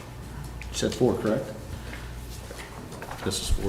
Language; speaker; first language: English; native; English